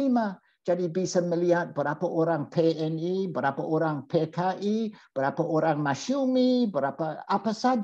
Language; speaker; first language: Indonesian; non-native, fluent; English